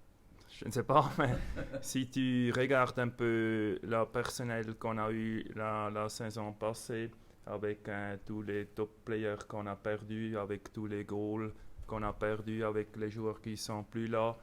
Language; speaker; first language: French; non-native, local second language; German